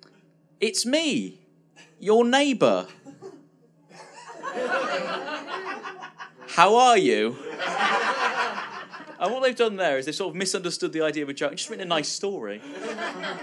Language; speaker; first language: English; native; English